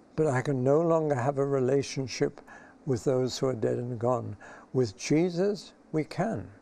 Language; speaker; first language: English; native; English